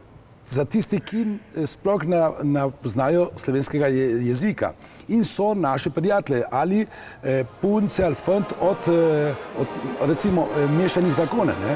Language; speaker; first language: Slovenian; early bilingual, heritage; Slovenian